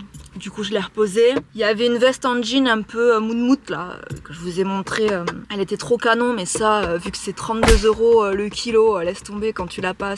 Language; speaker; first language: French; native; French